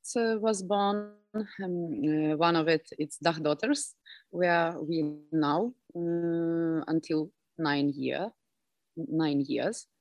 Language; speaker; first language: English; non-native, learner; Ukrainian